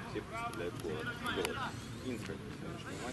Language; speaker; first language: Russian; native; Russian